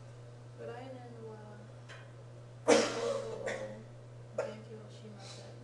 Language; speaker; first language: Japanese; non-native, learner; English